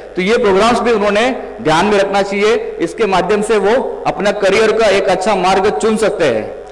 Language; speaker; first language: Hindi; non-native, local second language; Marathi